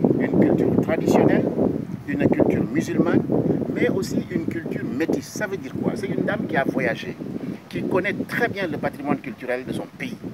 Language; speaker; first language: French; non-native, local second language; Wolof